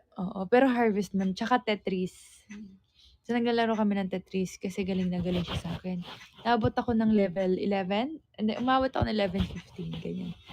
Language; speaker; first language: Filipino; native; Filipino